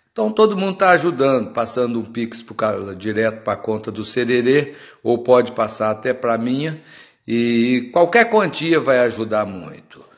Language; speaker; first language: Portuguese; native; Portuguese